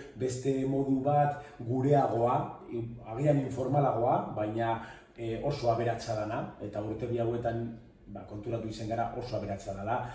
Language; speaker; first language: Basque; native; Basque